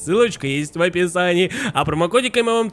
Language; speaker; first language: Russian; native; Russian